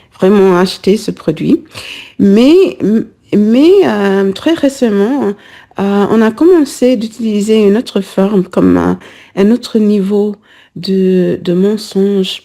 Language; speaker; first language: French; non-native, learner; English